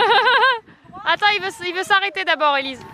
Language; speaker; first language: French; native; French